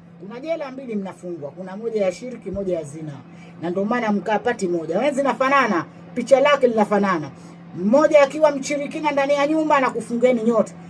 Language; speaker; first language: Swahili; native; Swahili